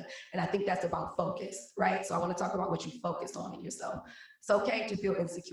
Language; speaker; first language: English; native; English